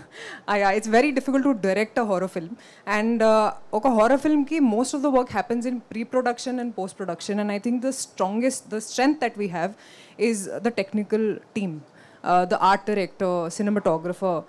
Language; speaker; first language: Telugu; non-native, local second language; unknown